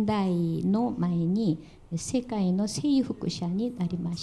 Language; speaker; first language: Japanese; non-native, fluent; Korean